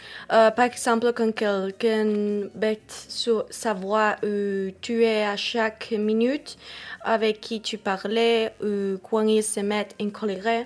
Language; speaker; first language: French; non-native, learner; Spanish